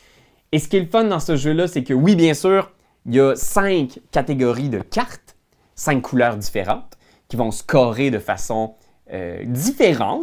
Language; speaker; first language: French; native; French